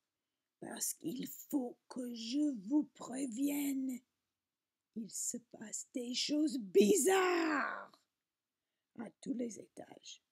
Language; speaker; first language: French; non-native, learner; English